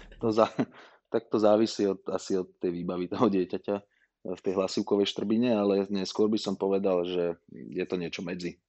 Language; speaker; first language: Slovak; native; Slovak